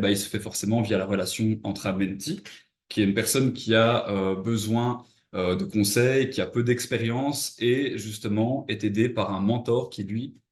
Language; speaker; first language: French; native; French